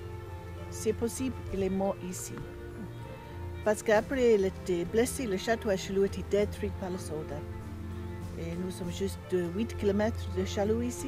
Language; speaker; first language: French; non-native, fluent; English